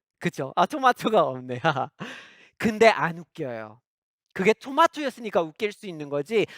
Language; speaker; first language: Korean; non-native, fluent; English